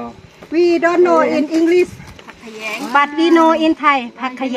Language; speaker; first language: English; non-native, learner; Thai